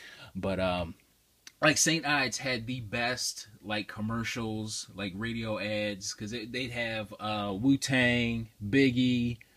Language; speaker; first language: English; native; English